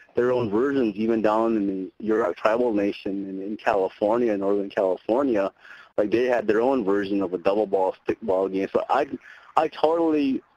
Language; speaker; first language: English; native; English